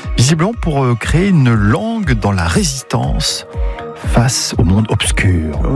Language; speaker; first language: French; native; French